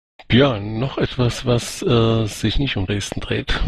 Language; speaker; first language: German; native; German